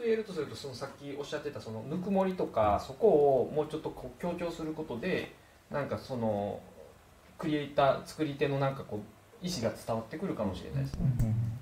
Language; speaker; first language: Japanese; native; Japanese